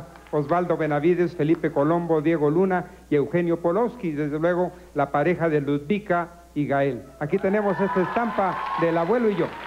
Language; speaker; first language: Spanish; native; Spanish